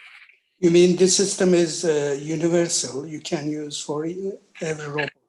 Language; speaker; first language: English; non-native, fluent; Turkish